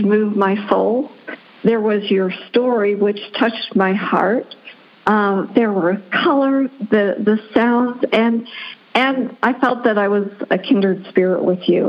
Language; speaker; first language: English; native; English